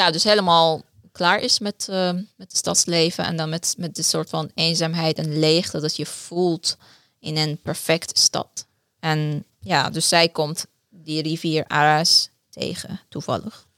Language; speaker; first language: Dutch; non-native, fluent; Persian